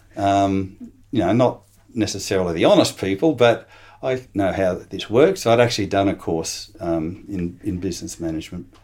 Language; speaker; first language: English; native; English